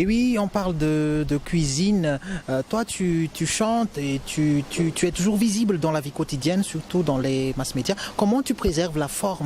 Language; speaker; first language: French; non-native, local second language; Malagasy